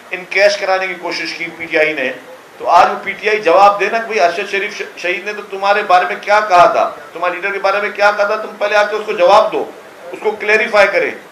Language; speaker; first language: Urdu; non-native, local second language; Sindhi